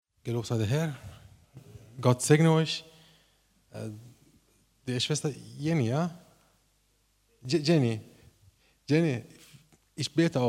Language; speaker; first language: German; non-native, learner; Persian